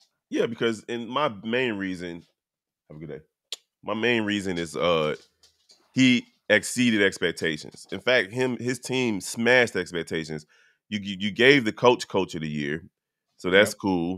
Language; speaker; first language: English; native; English